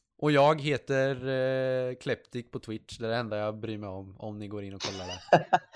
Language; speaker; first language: Swedish; native; Swedish